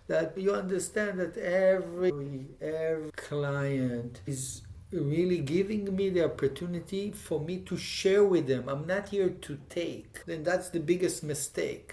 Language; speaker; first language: English; non-native, fluent; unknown